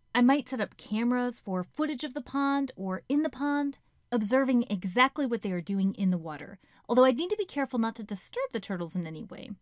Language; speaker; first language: English; native; English